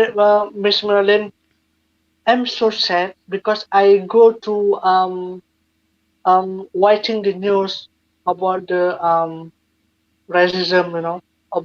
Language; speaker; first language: English; non-native, learner; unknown